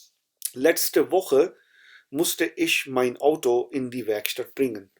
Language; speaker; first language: German; non-native, fluent; Urdu